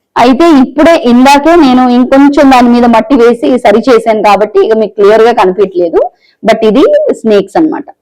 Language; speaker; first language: Telugu; non-native, local second language; Bangla